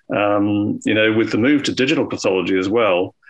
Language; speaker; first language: English; native; English